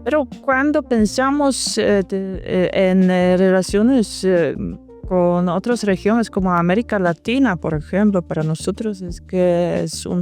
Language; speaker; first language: Spanish; non-native, fluent; Polish